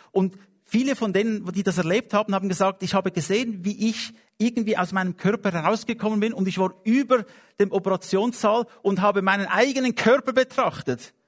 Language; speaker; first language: German; non-native, fluent; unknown